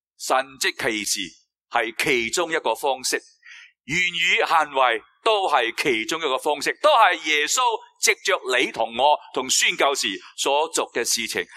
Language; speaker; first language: Cantonese; non-native, fluent; Chinese